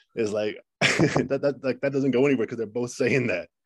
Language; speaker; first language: English; native; English